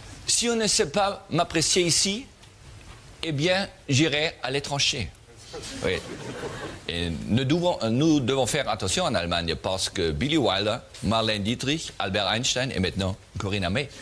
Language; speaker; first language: French; non-native, learner; German